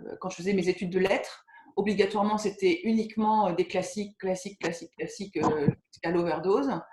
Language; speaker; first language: French; native; French